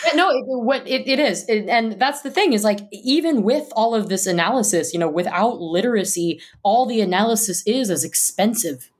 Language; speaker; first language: English; native; English